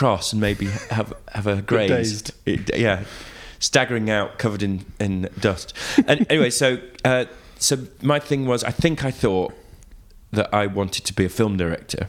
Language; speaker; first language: English; native; English